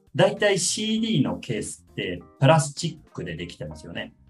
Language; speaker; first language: Japanese; native; Japanese